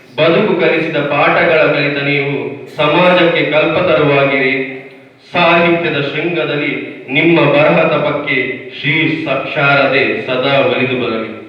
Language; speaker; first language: Kannada; non-native, local second language; Tulu